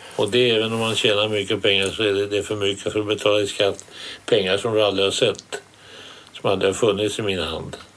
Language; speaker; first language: Swedish; native; Swedish